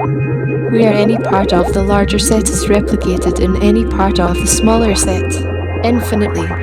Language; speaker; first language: English; native; English